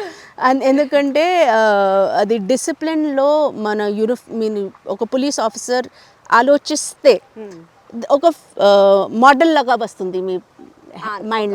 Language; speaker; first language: Telugu; non-native, local second language; Hindi